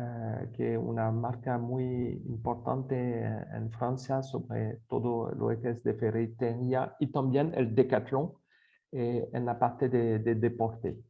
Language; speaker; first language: Spanish; non-native, fluent; French